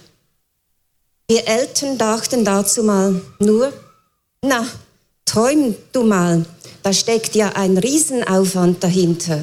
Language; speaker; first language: German; native; German